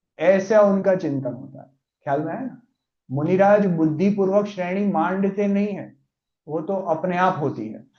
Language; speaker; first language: Hindi; non-native, local second language; Gujarati